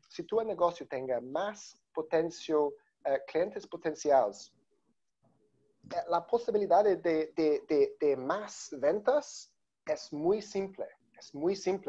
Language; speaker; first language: Spanish; non-native, learner; Portuguese